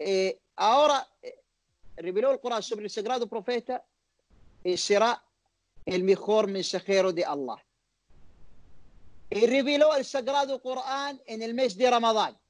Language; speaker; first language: Spanish; non-native, learner; Arabic